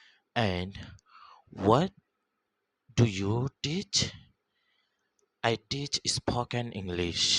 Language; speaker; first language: English; non-native, local second language; Urdu